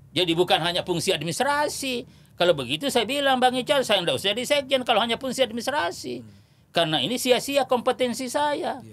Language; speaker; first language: Indonesian; non-native, local second language; Buginese